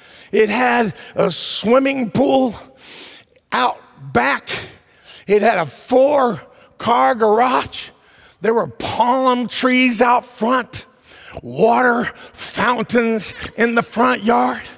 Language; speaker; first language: English; early bilingual, heritage; English